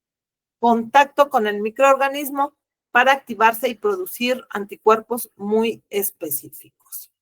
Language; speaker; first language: Spanish; native; Spanish